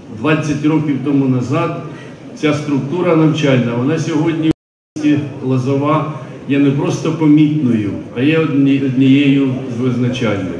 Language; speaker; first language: Ukrainian; native; Ukrainian